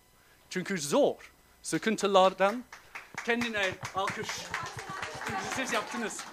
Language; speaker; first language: Turkish; non-native, fluent; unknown